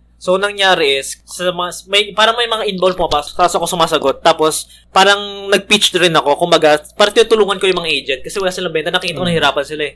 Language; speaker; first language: Filipino; native; Filipino